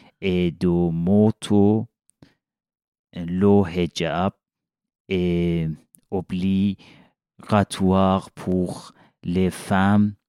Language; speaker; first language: French; non-native, learner; Persian